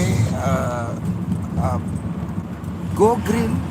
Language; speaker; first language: English; non-native, learner; Indonesian